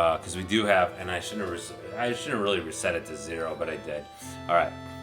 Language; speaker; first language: English; native; English